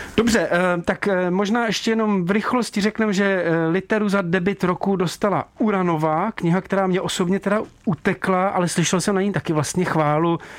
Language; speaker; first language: Czech; native; Czech